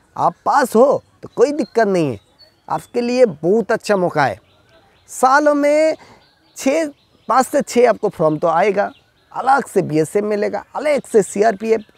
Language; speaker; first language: Hindi; non-native, local second language; Bangla